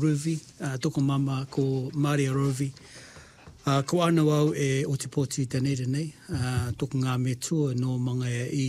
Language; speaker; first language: English; native; English